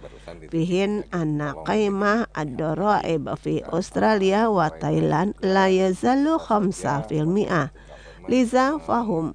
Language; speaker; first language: Arabic; non-native, fluent; Indonesian